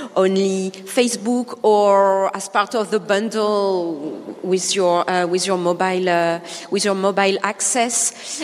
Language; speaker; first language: English; non-native, fluent; French